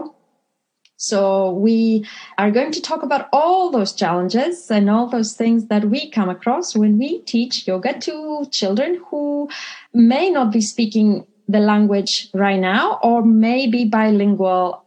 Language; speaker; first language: English; non-native, fluent; Greek